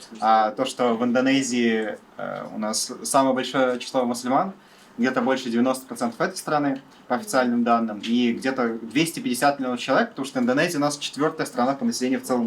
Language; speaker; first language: Russian; native; Russian